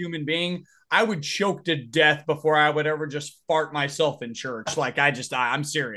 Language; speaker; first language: English; native; English